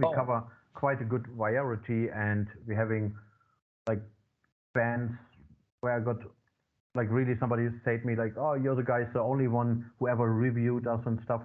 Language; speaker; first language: English; non-native, fluent; German